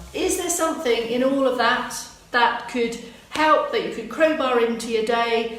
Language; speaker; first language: English; native; English